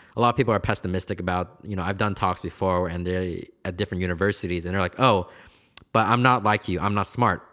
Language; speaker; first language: English; native; English